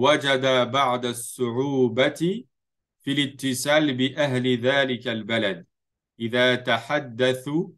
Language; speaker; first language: Arabic; non-native, fluent; French